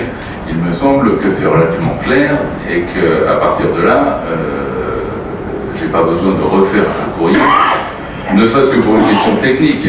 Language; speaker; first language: French; native; French